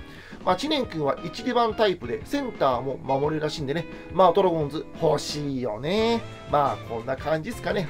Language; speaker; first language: Japanese; native; Japanese